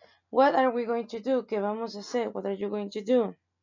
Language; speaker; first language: English; non-native, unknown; Spanish